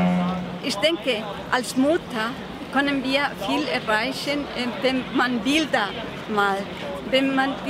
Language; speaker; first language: German; non-native, fluent; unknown